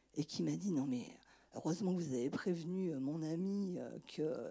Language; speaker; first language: French; native; French